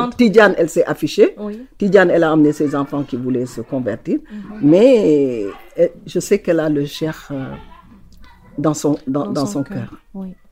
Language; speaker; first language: French; non-native, local second language; Wolof